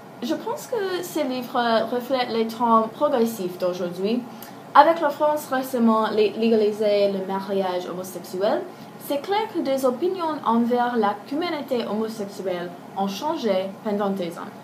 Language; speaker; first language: French; non-native, learner; English